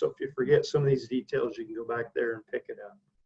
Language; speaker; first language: English; native; English